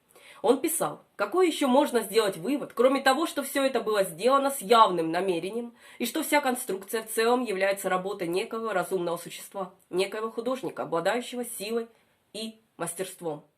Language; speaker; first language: Russian; native; Russian